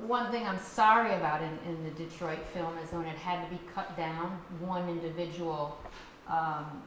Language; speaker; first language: English; native; English